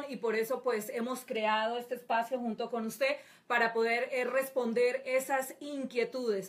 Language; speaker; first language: Spanish; native; Spanish